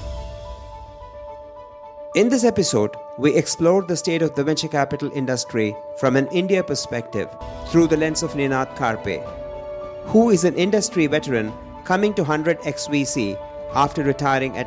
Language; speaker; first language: English; non-native, local second language; Malayalam